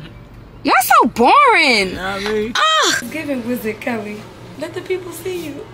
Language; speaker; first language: English; native; English